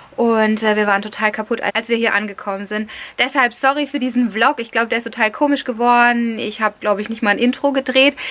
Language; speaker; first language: German; early bilingual, other home language; Italian